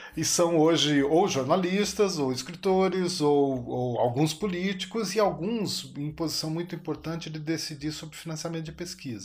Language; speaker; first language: Portuguese; native; Portuguese